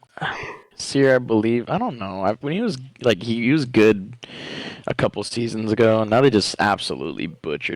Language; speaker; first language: English; native; English